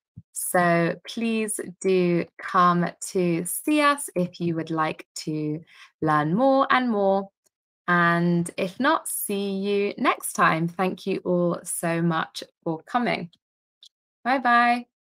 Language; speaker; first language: English; native; English